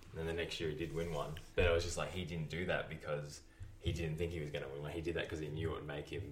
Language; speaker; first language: English; native; English